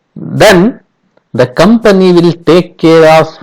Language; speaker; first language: English; non-native, local second language; Kannada